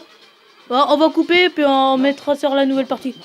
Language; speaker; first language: French; native; French